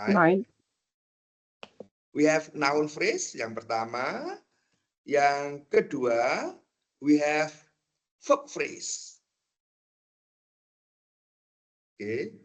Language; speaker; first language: English; non-native, fluent; Indonesian